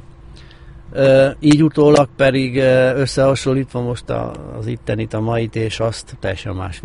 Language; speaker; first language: Hungarian; native; Hungarian